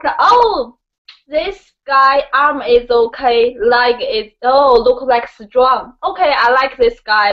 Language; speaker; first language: English; non-native, learner; Chinese